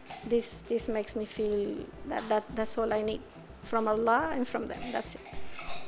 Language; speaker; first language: English; non-native, fluent; Spanish